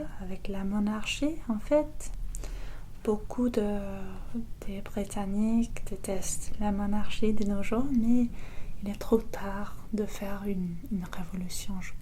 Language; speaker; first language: French; non-native, fluent; English